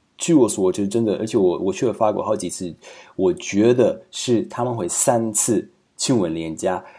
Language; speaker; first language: Chinese; non-native, fluent; Slovak